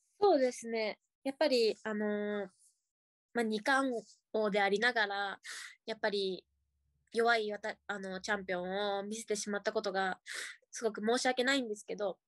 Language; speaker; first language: Japanese; native; Japanese